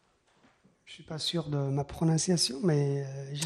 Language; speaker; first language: French; non-native, fluent; Persian